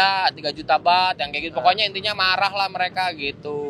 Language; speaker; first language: Indonesian; native; Indonesian